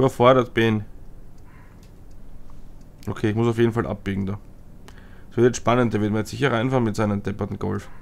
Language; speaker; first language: German; native; German